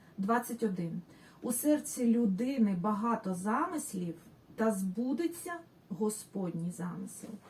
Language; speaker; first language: Ukrainian; non-native, local second language; Russian